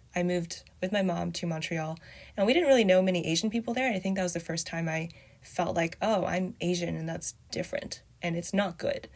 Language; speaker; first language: English; early bilingual, other home language; Chinese